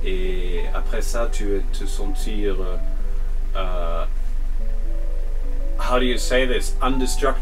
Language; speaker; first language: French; non-native, fluent; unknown